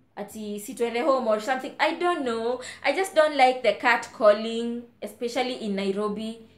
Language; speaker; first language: English; non-native, local second language; Kamba